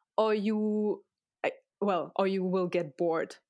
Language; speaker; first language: English; non-native, fluent; Russian